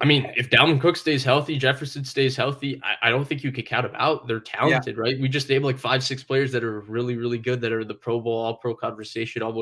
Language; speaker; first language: English; native; English